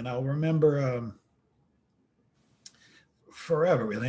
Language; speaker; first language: English; native; English